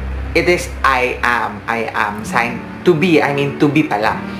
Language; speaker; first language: English; non-native, local second language; Filipino